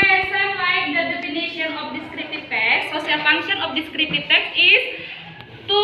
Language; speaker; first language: English; non-native, fluent; Indonesian